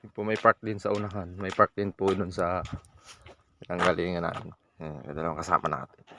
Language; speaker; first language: Filipino; native; Filipino